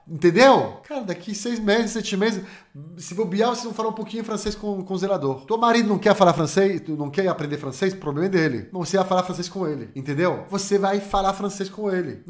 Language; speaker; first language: Portuguese; non-native, fluent; French